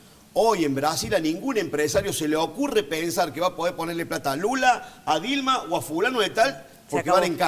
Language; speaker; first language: Spanish; native; Spanish